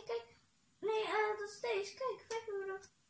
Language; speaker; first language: Dutch; early bilingual, other home language; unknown